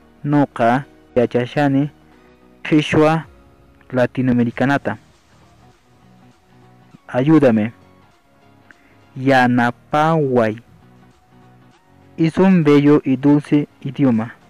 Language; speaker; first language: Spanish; non-native, local second language; Quechua